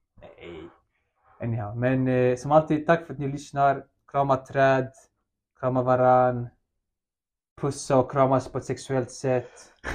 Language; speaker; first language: Swedish; early bilingual, other home language; Russian